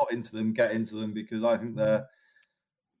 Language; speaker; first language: English; native; English